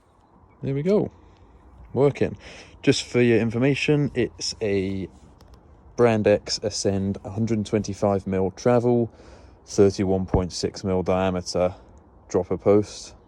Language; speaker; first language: English; native; English